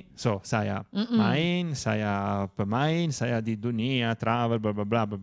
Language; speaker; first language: Indonesian; non-native, learner; Italian